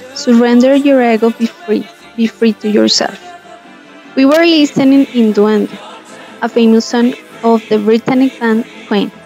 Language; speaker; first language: English; non-native, fluent; Spanish